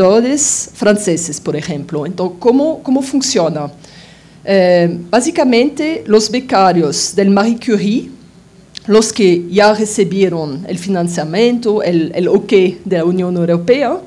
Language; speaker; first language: Spanish; non-native, fluent; French